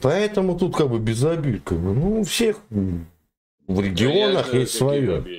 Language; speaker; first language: Russian; native; Russian